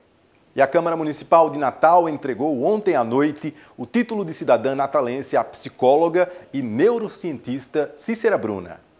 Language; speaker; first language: Portuguese; native; Portuguese